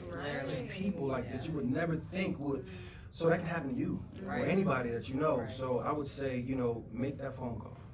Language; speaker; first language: English; native; English